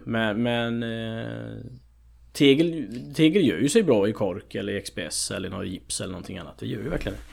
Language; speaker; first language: Swedish; native; Swedish